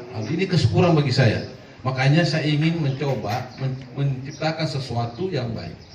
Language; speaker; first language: Indonesian; non-native, local second language; Buginese